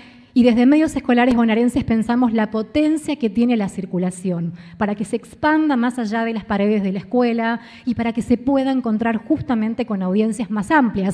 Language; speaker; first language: Spanish; native; Spanish